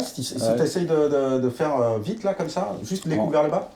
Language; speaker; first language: French; native; French